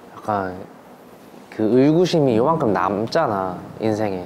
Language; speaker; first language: Korean; early bilingual, heritage; Korean